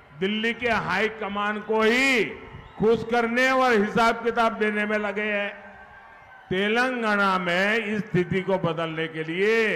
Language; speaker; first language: Hindi; non-native, local second language; Gujarati